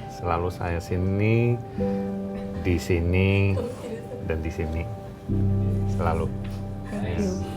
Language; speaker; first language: Indonesian; non-native, learner; English